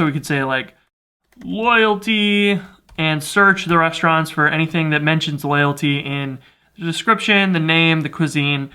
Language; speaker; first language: English; native; English